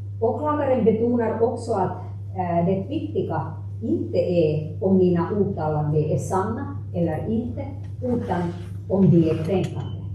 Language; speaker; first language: Swedish; non-native, local second language; Finnish